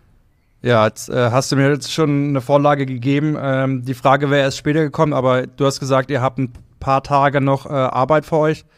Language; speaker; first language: German; native; German